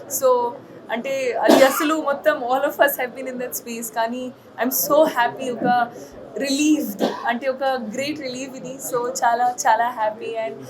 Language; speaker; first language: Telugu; non-native, fluent; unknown